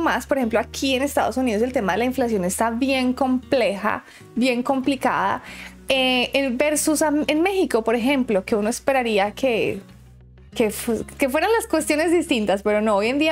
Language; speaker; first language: Spanish; native; Spanish